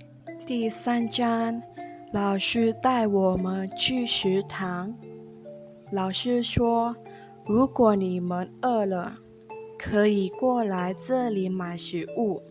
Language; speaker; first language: Chinese; non-native, local second language; Malay